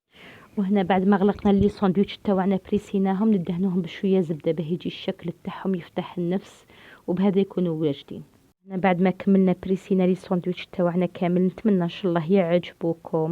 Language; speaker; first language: Arabic; native; Arabic